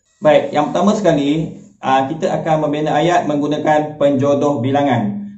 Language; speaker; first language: Malay; native; Malay